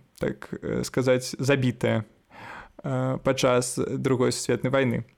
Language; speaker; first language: Belarusian; native; Belarusian